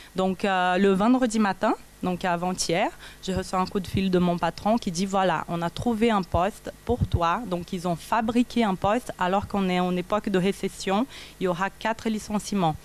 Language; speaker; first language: French; non-native, fluent; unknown